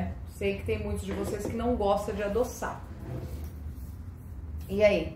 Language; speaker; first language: Portuguese; native; Portuguese